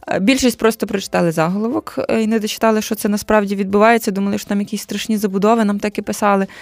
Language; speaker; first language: Ukrainian; native; Ukrainian